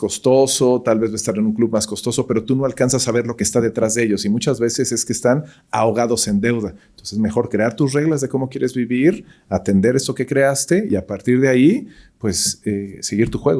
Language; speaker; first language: Spanish; native; Spanish